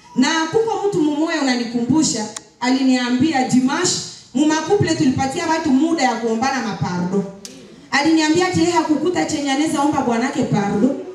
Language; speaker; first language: Swahili; native; Swahili